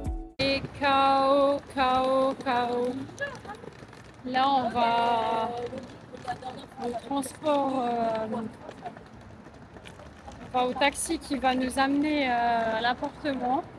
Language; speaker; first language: French; native; French